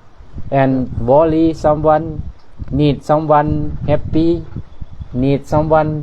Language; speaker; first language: English; non-native, learner; Thai